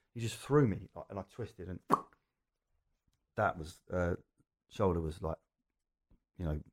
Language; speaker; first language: English; native; English